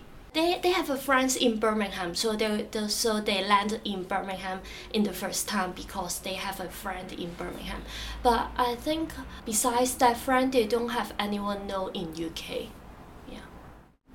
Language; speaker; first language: English; non-native, local second language; Cantonese